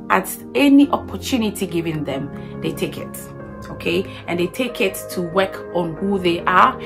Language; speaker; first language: English; non-native, local second language; Akan